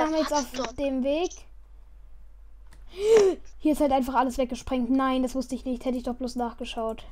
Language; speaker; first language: German; native; German